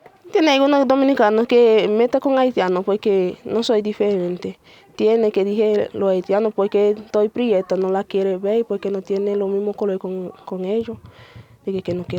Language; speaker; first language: Spanish; non-native, learner; Haitian Creole